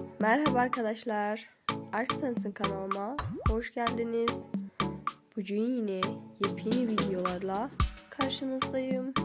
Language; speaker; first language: Turkish; native; Turkish